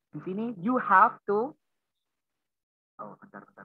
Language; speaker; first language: English; non-native, learner; Indonesian